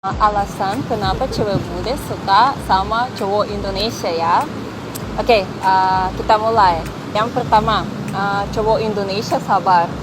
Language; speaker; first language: Indonesian; non-native, fluent; Russian